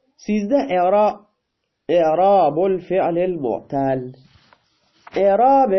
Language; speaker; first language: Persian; non-native, local second language; Baluchi